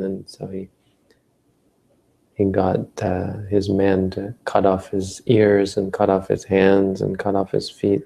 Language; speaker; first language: English; native; English